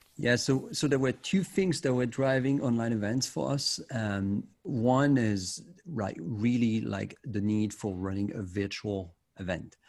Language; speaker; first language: English; non-native, fluent; French